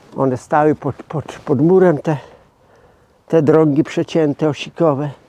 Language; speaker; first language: Polish; native; Polish